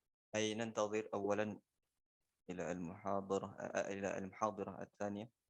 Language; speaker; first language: Arabic; non-native, fluent; Indonesian